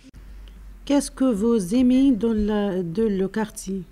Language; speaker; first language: French; non-native, learner; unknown